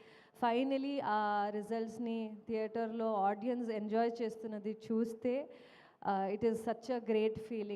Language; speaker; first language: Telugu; non-native, fluent; Kannada